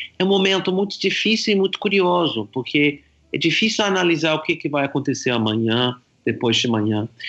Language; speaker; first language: Portuguese; non-native, fluent; English